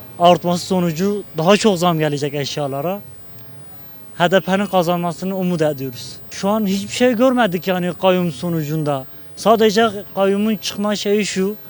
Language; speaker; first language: Turkish; non-native, local second language; Kurdish